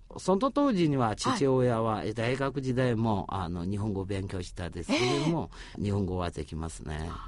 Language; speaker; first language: Japanese; non-native, fluent; Chinese